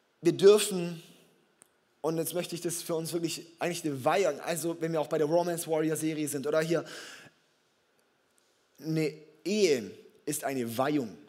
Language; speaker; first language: German; native; German